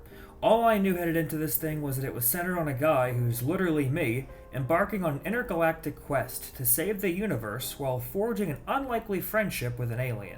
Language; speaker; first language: English; native; English